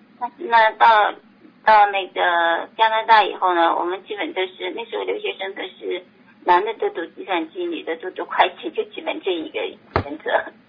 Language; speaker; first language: Chinese; native; Chinese